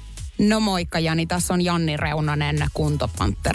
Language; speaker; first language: Finnish; native; Finnish